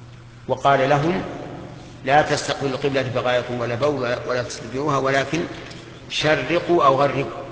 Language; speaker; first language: Arabic; native; Arabic